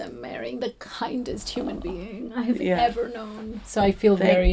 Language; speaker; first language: English; non-native, local second language; Bangla